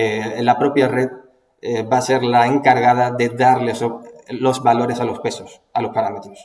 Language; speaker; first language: Spanish; native; Spanish